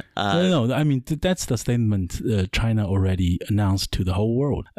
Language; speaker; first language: English; non-native, learner; Chinese